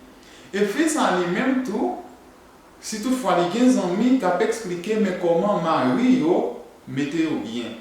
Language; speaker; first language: French; non-native, learner; Haitian Creole